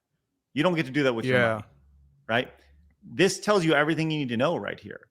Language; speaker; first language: English; native; English